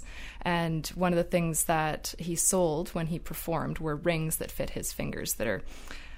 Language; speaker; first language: English; native; English